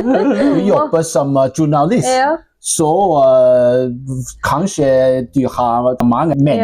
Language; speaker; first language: Norwegian; non-native, learner; Welsh